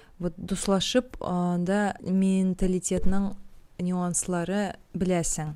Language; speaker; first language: Tatar; native; Tatar